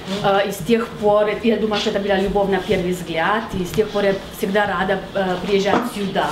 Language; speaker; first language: Russian; non-native, fluent; Slovenian